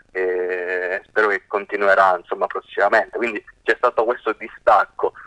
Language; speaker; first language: Italian; native; Italian